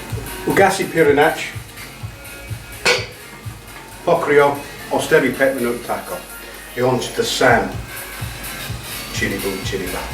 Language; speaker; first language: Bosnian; non-native, learner; English